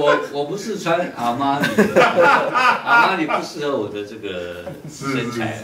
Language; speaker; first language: Chinese; native; Chinese